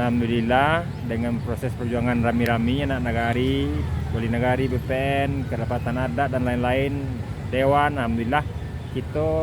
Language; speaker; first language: Indonesian; non-native, local second language; Minangkabau